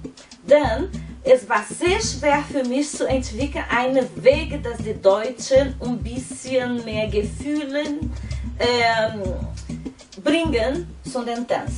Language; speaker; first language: German; non-native, fluent; Portuguese